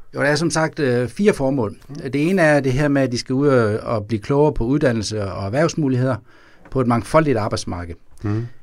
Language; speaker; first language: Danish; native; Danish